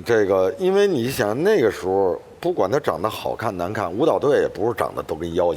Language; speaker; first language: Chinese; native; Chinese